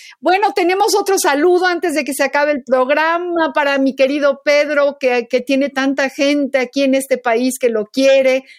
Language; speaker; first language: Spanish; native; Spanish